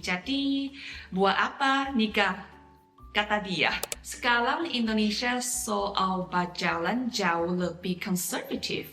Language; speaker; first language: Indonesian; non-native, fluent; Chinese